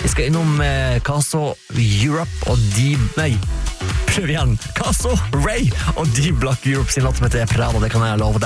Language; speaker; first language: Norwegian; native; Norwegian